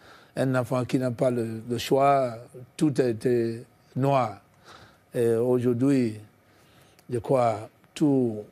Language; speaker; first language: French; non-native, fluent; English